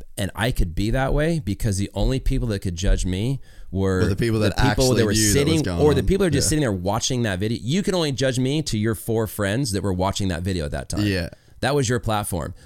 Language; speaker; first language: English; native; English